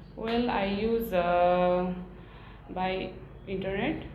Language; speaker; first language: English; non-native, learner; Nepali